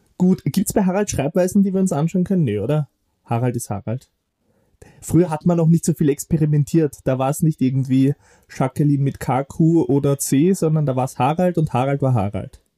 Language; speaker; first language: German; native; German